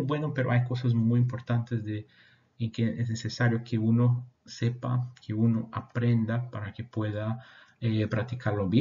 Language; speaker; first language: Spanish; non-native, fluent; Portuguese